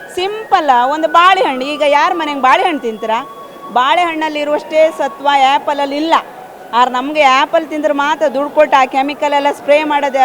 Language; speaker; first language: Kannada; native; Kannada